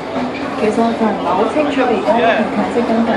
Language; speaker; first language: Cantonese; native; Cantonese